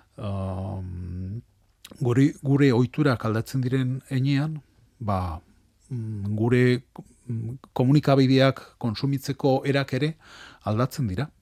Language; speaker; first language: Basque; non-native, local second language; Spanish